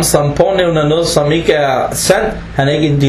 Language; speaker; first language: Danish; non-native, fluent; Arabic